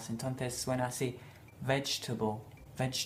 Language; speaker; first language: Spanish; non-native, fluent; English